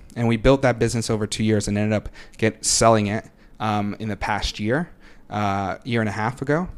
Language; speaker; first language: English; native; English